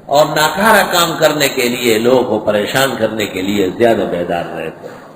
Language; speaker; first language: Urdu; non-native, local second language; Pashto